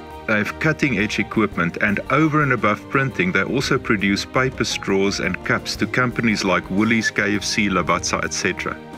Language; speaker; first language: English; non-native, local second language; Afrikaans